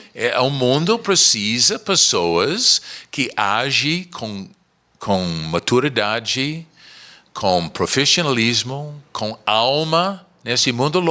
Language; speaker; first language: Portuguese; non-native, learner; English